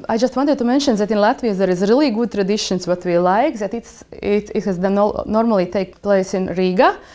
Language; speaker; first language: English; non-native, fluent; Latvian